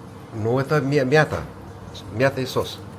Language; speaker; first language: Russian; non-native, fluent; Urdu